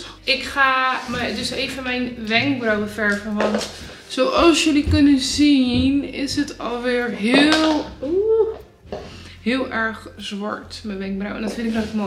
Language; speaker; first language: Dutch; native; Dutch